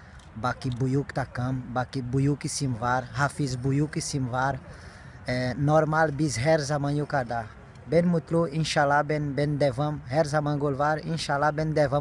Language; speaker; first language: Turkish; non-native, learner; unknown